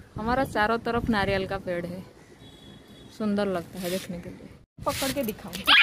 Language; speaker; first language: Hindi; native; Hindi